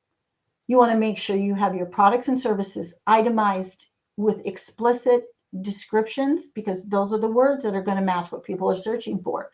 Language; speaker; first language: English; native; English